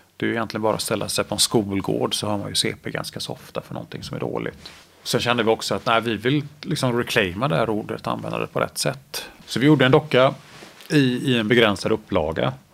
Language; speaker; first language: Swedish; native; Swedish